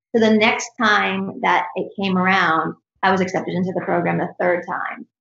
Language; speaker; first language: English; native; English